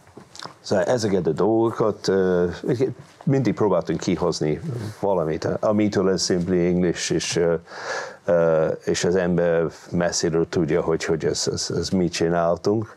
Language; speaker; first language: Hungarian; non-native, fluent; English